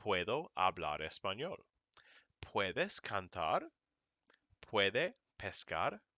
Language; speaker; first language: Spanish; non-native, fluent; English